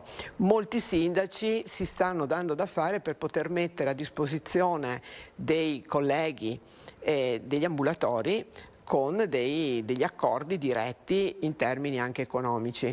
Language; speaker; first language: Italian; native; Italian